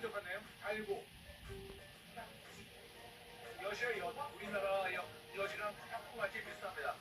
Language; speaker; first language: Korean; native; Korean